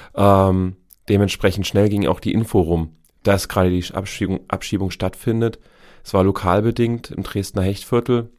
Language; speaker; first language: German; native; German